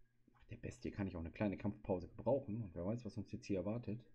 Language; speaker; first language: German; native; German